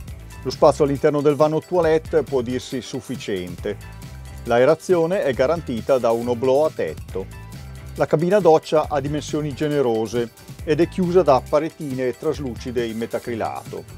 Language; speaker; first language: Italian; native; Italian